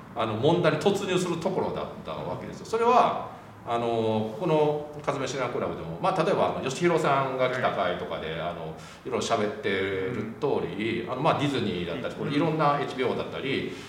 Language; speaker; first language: Japanese; native; Japanese